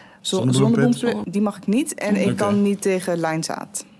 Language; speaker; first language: Dutch; native; Dutch